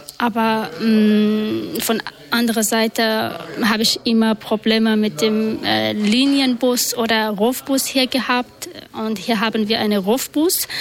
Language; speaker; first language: German; non-native, learner; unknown